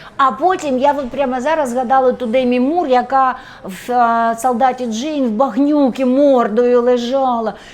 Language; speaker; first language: Ukrainian; non-native, local second language; Russian